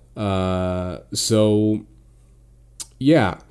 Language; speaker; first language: English; non-native, fluent; Portuguese